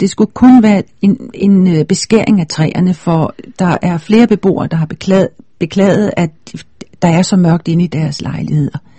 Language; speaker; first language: Danish; native; Danish